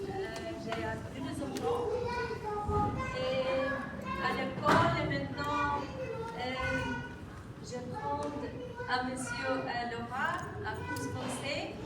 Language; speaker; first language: French; non-native, learner; Albanian